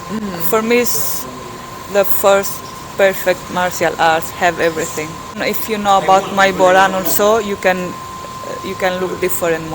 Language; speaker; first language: English; non-native, fluent; Greek